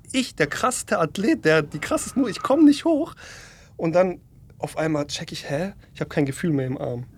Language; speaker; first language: German; early bilingual, other home language; Polish